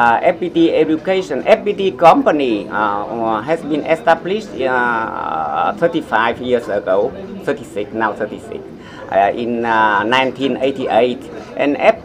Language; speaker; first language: English; non-native, fluent; Vietnamese